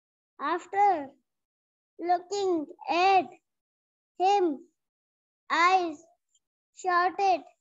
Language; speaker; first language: English; non-native, learner; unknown